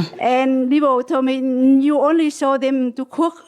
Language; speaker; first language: English; non-native, learner; Vietnamese